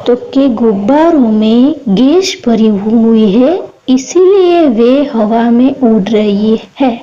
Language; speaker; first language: Hindi; non-native, local second language; Gujarati